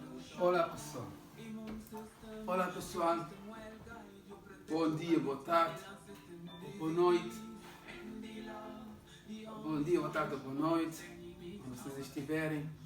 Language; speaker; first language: Portuguese; non-native, local second language; Kabuverdianu